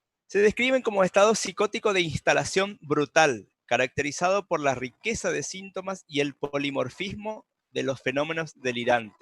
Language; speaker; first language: Spanish; native; Spanish